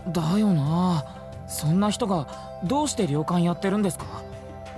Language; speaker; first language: Japanese; native; Japanese